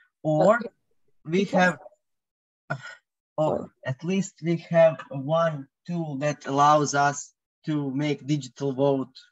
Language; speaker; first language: English; non-native, fluent; Croatian